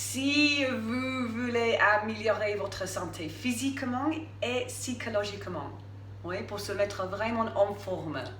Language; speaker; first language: French; non-native, fluent; English